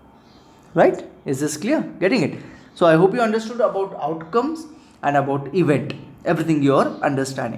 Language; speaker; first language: English; non-native, local second language; Hindi